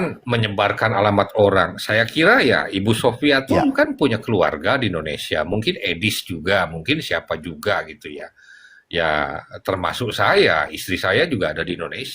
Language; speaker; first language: Indonesian; native; Indonesian